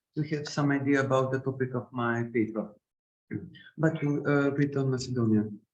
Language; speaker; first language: English; non-native, learner; Macedonian